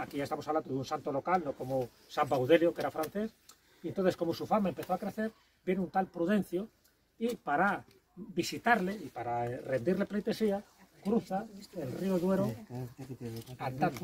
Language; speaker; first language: Spanish; native; Spanish